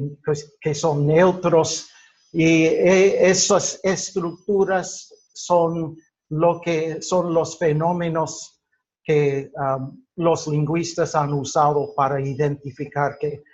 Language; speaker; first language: Spanish; non-native, fluent; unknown